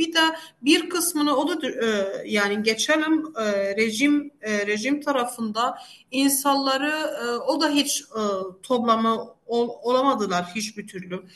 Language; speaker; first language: Turkish; non-native, fluent; Arabic